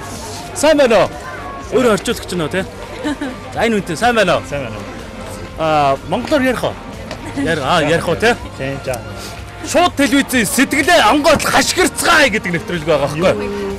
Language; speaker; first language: Mongolian; native; Mongolian